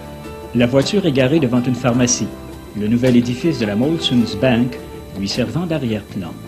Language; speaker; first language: French; native; French